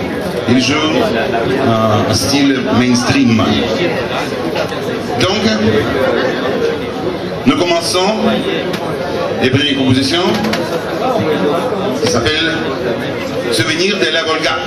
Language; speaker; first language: French; non-native, learner; Russian